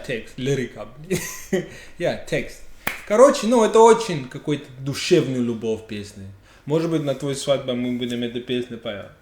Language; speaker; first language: Russian; non-native, learner; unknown